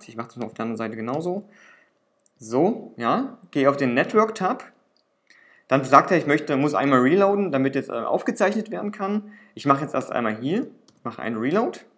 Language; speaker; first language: German; native; German